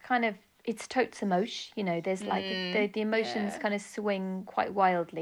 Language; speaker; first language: English; native; English